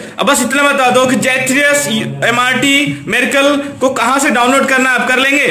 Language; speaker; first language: Hindi; native; Hindi